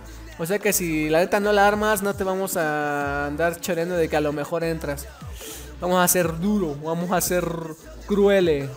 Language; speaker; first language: Spanish; native; Spanish